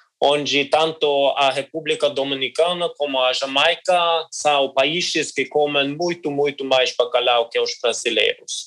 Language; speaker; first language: Portuguese; non-native, learner; Norwegian